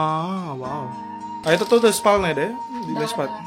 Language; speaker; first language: Russian; non-native, learner; Indonesian